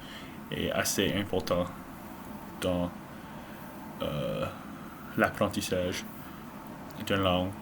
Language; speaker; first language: French; non-native, learner; English